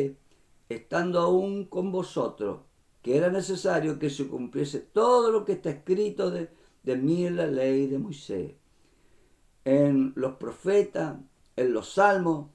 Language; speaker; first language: Spanish; native; Spanish